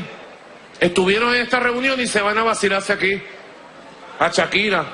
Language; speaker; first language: Spanish; native; Spanish